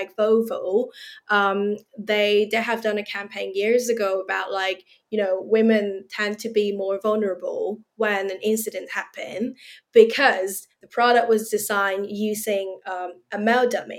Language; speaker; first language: English; non-native, local second language; Cantonese